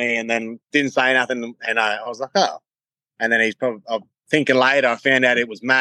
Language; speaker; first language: English; native; English